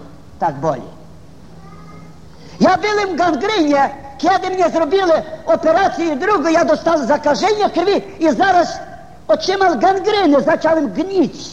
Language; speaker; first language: Polish; non-native, fluent; Ukrainian